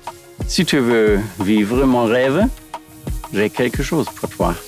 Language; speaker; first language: French; non-native, learner; German